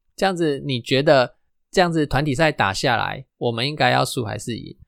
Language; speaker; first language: Chinese; non-native, local second language; Min Nan Chinese